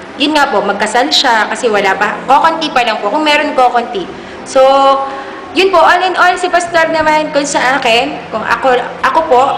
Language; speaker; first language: Filipino; native; Filipino